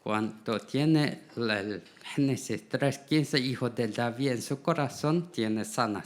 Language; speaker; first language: Spanish; non-native, learner; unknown